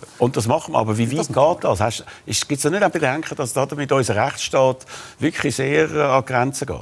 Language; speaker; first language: German; native; German